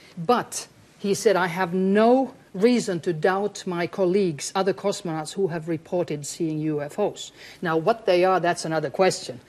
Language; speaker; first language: English; non-native, fluent; Finnish